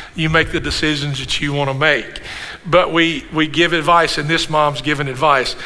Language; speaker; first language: English; native; English